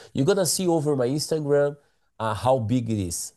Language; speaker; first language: English; non-native, learner; Portuguese